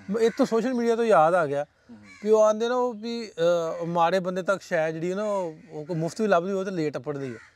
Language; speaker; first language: Punjabi; native; Punjabi